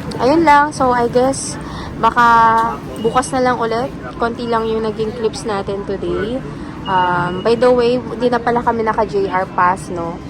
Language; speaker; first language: Filipino; native; Filipino